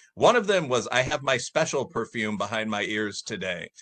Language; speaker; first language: English; native; English